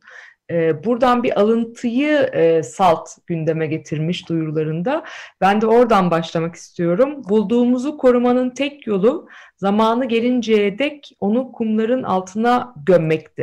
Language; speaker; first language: Turkish; native; Turkish